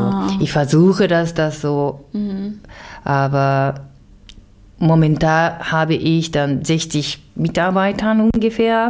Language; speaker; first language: German; non-native, learner; Japanese